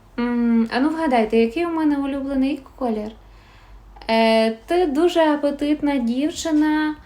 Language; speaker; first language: Ukrainian; native; Ukrainian